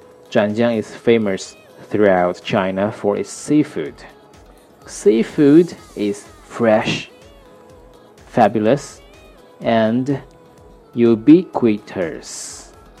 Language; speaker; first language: English; non-native, fluent; Chinese